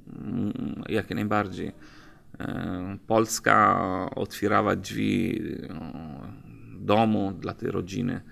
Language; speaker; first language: Polish; non-native, learner; Italian